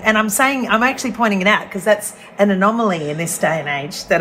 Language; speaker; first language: English; native; English